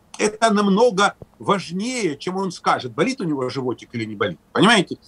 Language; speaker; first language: Russian; native; Russian